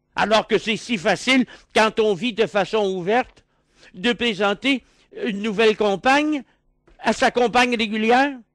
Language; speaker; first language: French; native; French